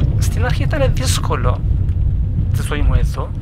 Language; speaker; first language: Greek; non-native, learner; Turkish